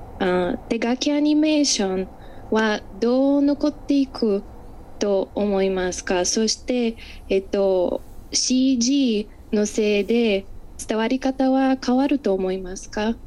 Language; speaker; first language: Japanese; non-native, fluent; Bulgarian